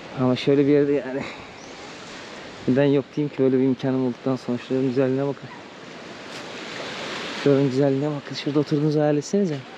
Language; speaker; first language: Turkish; native; Turkish